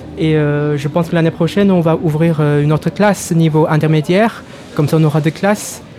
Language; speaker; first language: French; non-native, fluent; Chinese